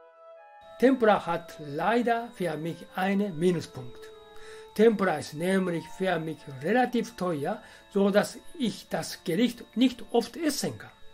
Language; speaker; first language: German; non-native, fluent; Japanese